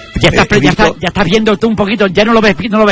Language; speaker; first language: Spanish; native; Spanish